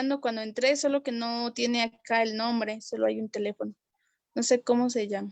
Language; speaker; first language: Spanish; non-native, local second language; Kaqchikel